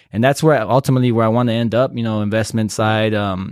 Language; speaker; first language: English; native; English